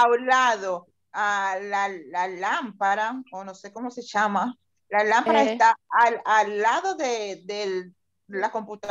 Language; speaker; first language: Portuguese; non-native, learner; Spanish